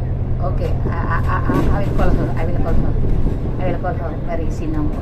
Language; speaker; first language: English; non-native, learner; Indonesian